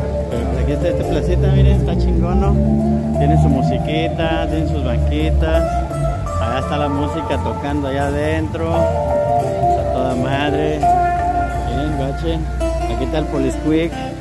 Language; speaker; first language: Spanish; native; Spanish